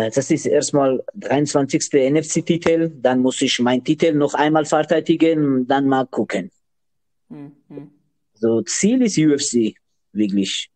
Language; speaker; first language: German; non-native, learner; Georgian